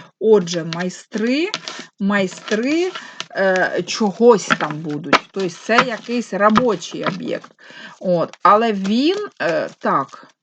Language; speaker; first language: Ukrainian; non-native, local second language; Russian